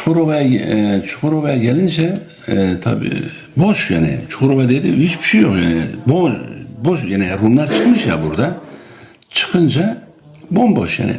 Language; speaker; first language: Turkish; non-native, local second language; Kurdish